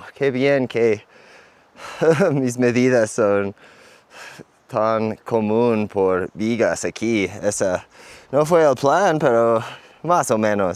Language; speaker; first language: Spanish; non-native, fluent; English